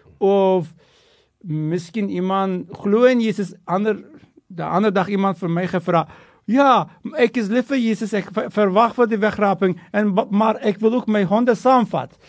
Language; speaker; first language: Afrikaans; non-native, fluent; Turkish